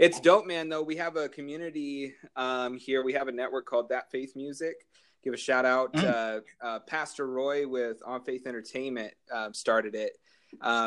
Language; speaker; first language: English; native; English